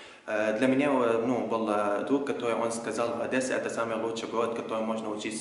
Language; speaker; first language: Ukrainian; non-native, fluent; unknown